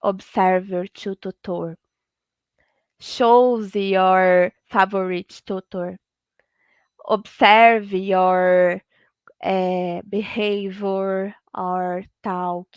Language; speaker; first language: English; non-native, learner; Portuguese